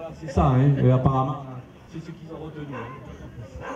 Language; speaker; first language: French; native; French